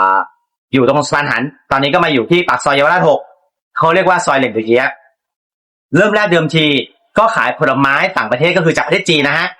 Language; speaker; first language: Thai; native; Thai